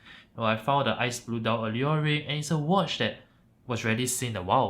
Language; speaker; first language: English; native; English